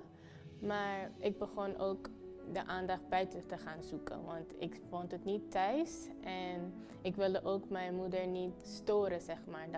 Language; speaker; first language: Dutch; non-native, fluent; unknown